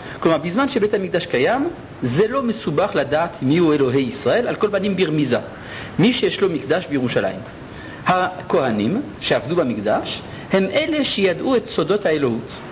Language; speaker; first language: Hebrew; early bilingual, other home language; French